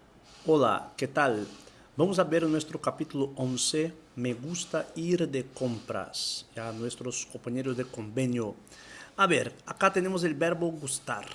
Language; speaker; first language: Spanish; non-native, fluent; Portuguese